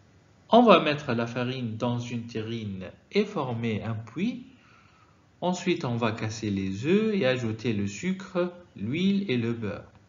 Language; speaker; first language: French; non-native, fluent; Arabic